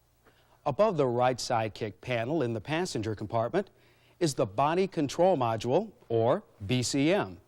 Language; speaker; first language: English; native; English